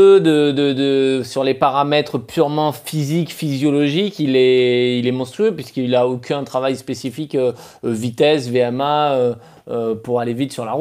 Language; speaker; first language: French; native; French